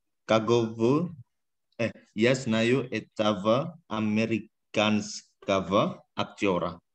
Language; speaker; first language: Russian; non-native, learner; Indonesian